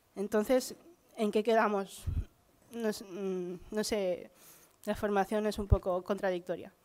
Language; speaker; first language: Spanish; early bilingual, other home language; Filipino